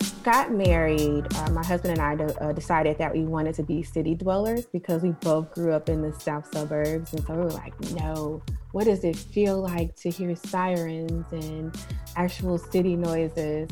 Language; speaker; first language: English; native; English